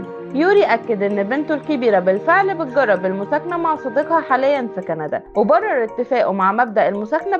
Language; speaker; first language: Arabic; native; Arabic